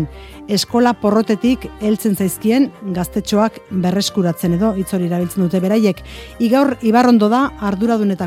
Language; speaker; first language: Basque; native; Basque